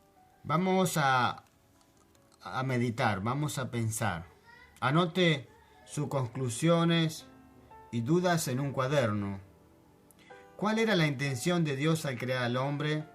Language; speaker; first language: Spanish; non-native, fluent; French